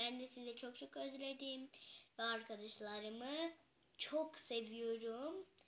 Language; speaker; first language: Turkish; non-native, learner; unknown